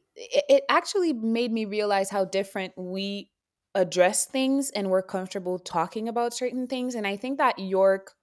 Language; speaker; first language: English; non-native, fluent; Haitian Creole